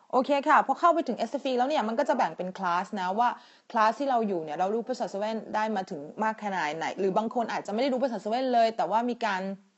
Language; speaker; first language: Thai; native; Thai